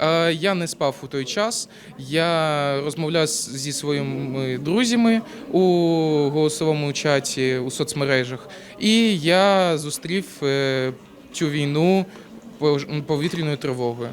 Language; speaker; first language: Ukrainian; non-native, local second language; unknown